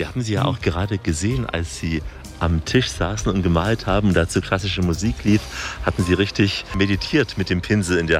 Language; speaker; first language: German; native; German